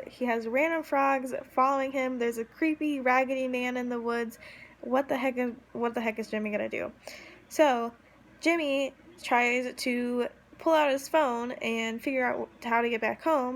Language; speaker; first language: English; native; English